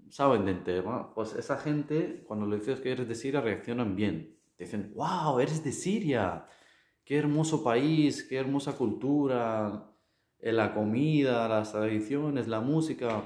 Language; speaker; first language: Spanish; non-native, fluent; Arabic